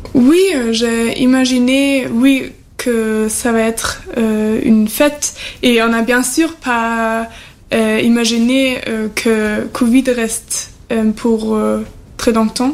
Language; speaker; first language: French; non-native, fluent; German